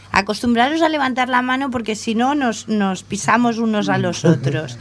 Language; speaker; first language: Spanish; non-native, local second language; Catalan